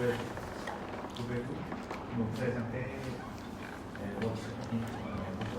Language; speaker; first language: French; non-native, learner; Khmer